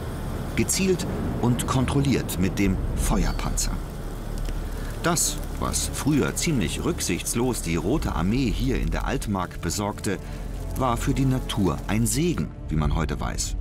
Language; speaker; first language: German; native; German